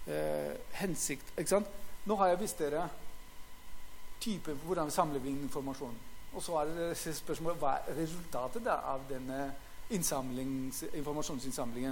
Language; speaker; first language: Norwegian; non-native, fluent; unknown